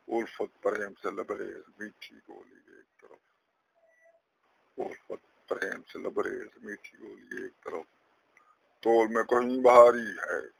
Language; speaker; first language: Urdu; non-native, local second language; Punjabi